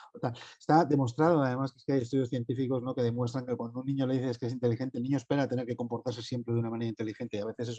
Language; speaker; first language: Spanish; native; Spanish